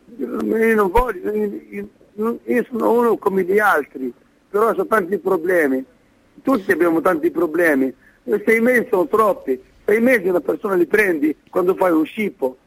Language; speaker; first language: Italian; non-native, fluent; Arabic